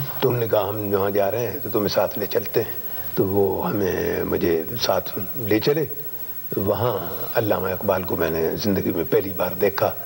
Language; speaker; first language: Urdu; non-native, local second language; Punjabi